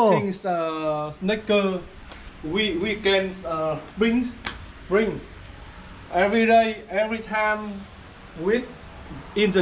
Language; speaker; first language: English; non-native, learner; Vietnamese